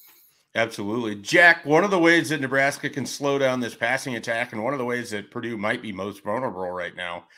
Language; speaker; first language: English; native; English